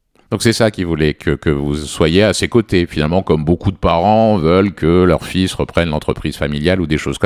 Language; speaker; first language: French; native; French